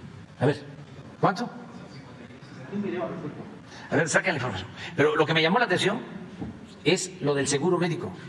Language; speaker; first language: Spanish; native; Spanish